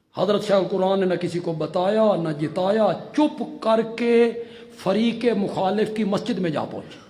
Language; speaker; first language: Urdu; non-native, local second language; Punjabi